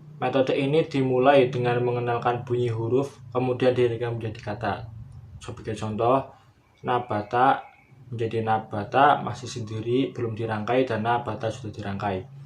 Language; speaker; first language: Indonesian; native; Indonesian